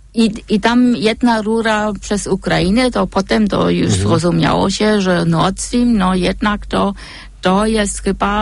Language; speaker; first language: Polish; non-native, fluent; German